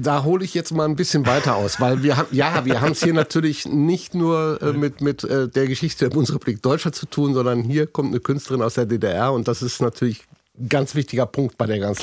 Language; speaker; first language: German; native; German